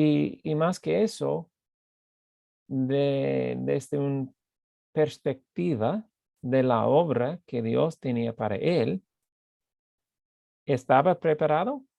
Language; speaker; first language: Spanish; non-native, fluent; English